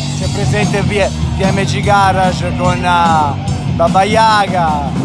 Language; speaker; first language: Italian; native; Italian